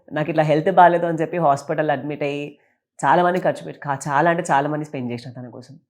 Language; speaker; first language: Telugu; native; Telugu